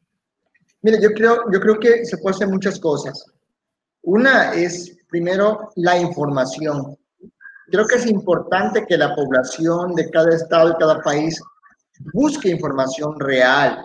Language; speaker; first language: Spanish; native; Spanish